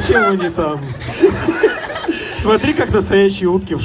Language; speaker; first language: Russian; native; Russian